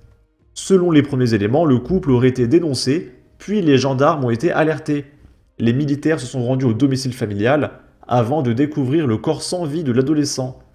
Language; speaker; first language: French; native; French